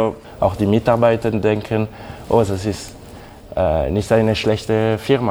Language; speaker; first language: German; non-native, local second language; French